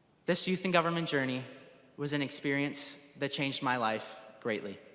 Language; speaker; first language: English; native; English